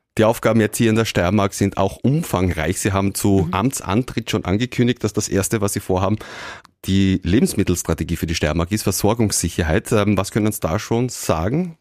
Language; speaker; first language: German; native; German